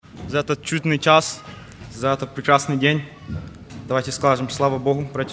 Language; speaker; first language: Russian; early bilingual, heritage; Russian